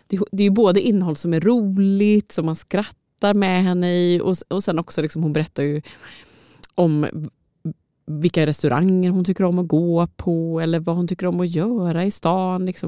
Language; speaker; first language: Swedish; native; Swedish